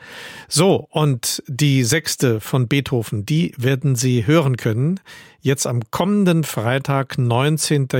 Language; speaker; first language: German; native; German